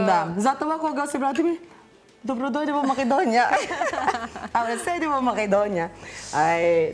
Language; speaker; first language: Macedonian; non-native, learner; Filipino